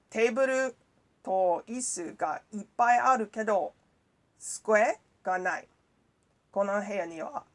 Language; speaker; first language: Japanese; non-native, learner; English